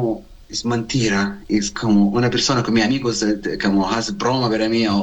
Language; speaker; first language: Spanish; non-native, learner; Arabic